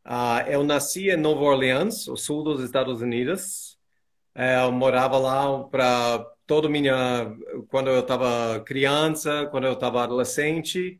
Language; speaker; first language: Portuguese; non-native, fluent; English